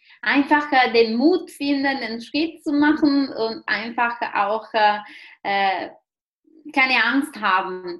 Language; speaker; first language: German; non-native, fluent; Italian